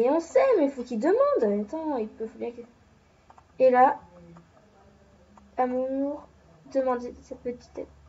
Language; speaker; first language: French; native; French